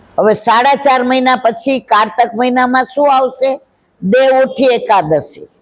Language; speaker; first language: Gujarati; native; Gujarati